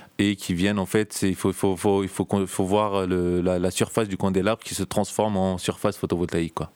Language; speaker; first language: French; early bilingual, other home language; Turkish